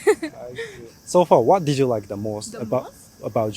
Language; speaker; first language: English; non-native, learner; Japanese